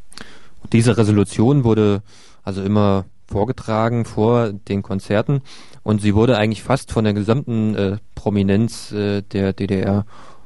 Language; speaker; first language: German; native; German